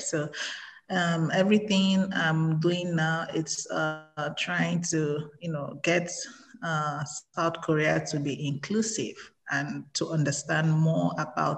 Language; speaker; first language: English; non-native, local second language; Igbo